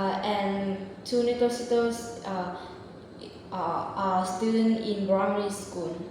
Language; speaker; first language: English; non-native, learner; Vietnamese